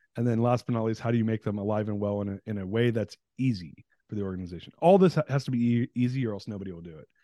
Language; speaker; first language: English; native; English